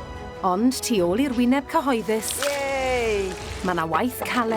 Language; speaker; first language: Welsh; native; Welsh